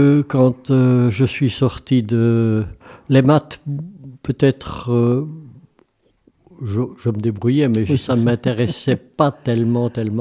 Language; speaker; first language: French; native; French